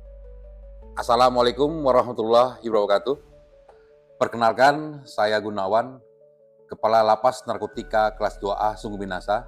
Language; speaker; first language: Indonesian; native; Indonesian